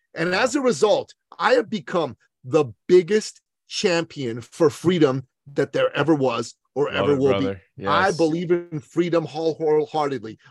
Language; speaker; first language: English; early bilingual, other home language; Persian